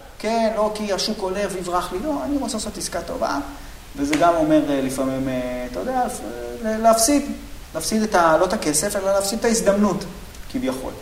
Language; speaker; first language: Hebrew; native; Hebrew